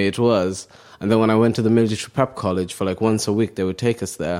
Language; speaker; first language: English; early bilingual, other home language; Somali